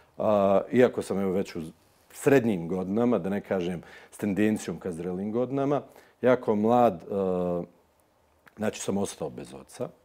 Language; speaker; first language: Bosnian; native; Bosnian